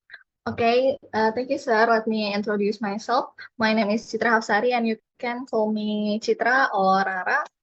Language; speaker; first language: English; non-native, learner; Indonesian